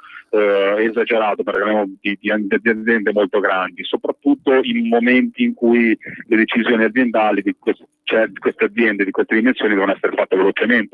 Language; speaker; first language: Italian; native; Italian